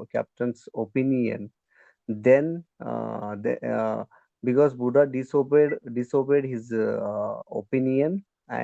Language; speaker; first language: English; non-native, learner; Kannada